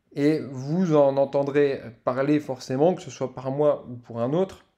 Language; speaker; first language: French; native; French